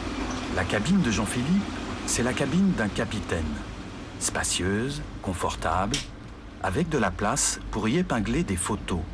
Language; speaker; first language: French; native; French